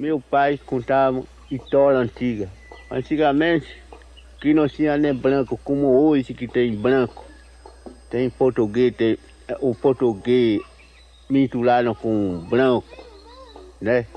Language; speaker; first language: Portuguese; non-native, local second language; Kayapó